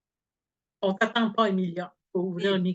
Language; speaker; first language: French; native; French